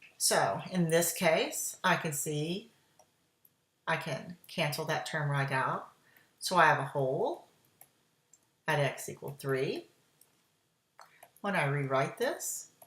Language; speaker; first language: English; native; English